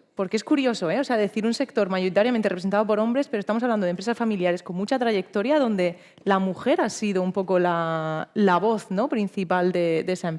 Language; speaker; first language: Spanish; native; Spanish